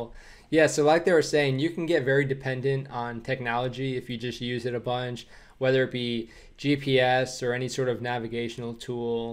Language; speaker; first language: English; native; English